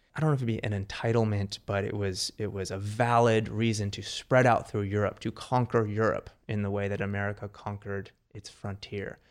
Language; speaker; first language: English; native; English